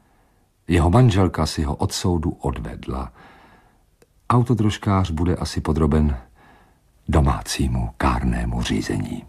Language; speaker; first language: Czech; native; Czech